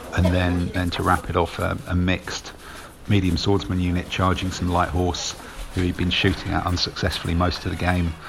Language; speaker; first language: English; native; English